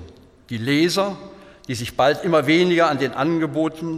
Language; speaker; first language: German; native; German